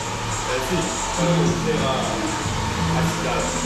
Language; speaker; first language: Portuguese; non-native, learner; French